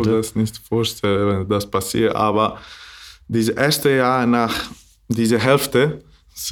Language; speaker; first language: German; non-native, learner; Bosnian